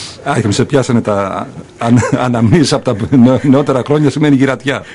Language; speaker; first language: Greek; native; Greek